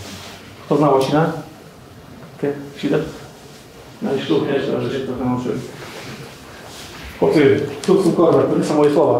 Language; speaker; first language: Polish; native; Polish